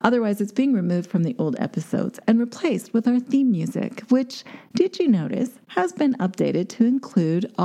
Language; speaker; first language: English; native; English